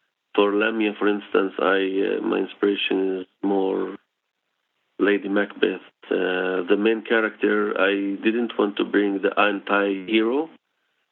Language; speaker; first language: English; non-native, fluent; Hebrew